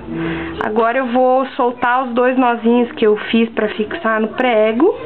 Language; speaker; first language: Portuguese; native; Portuguese